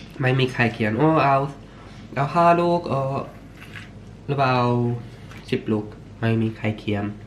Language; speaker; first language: Thai; early bilingual, heritage; Swedish